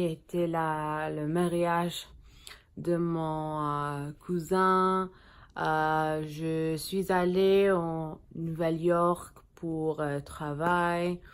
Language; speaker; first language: French; non-native, learner; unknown